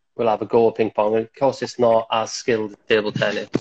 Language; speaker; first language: English; native; English